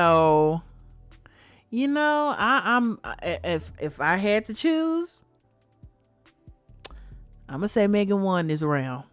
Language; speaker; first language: English; native; English